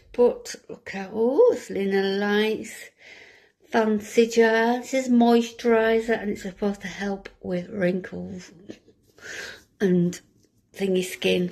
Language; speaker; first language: English; native; English